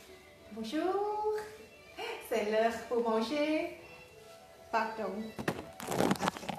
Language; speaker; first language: French; non-native, learner; Thai